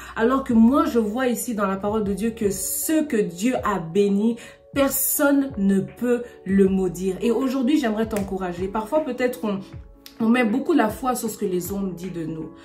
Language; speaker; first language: French; non-native, local second language; Lingala